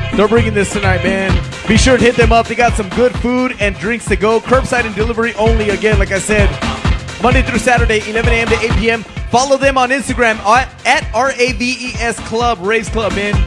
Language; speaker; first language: English; early bilingual, other home language; Spanish